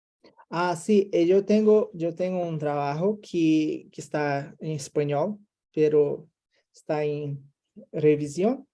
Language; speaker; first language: Spanish; non-native, learner; Portuguese